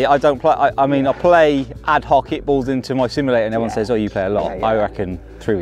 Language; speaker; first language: English; native; English